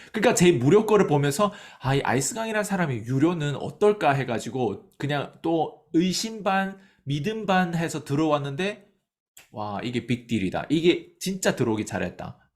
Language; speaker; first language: Korean; non-native, fluent; Chinese